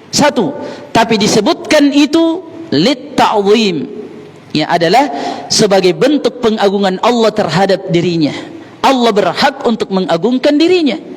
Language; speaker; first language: Malay; non-native, local second language; Buginese